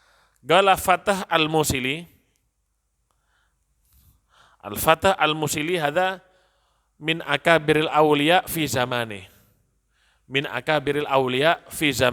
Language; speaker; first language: Arabic; non-native, fluent; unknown